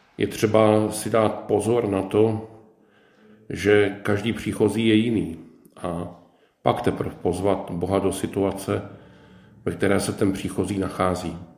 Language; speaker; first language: Czech; native; Czech